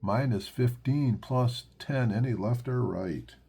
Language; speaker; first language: English; native; English